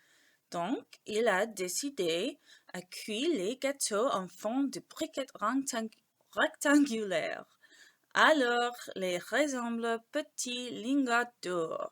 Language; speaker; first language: French; non-native, learner; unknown